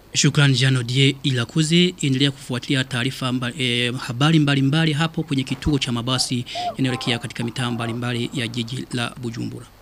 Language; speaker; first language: Swahili; non-native, local second language; Rundi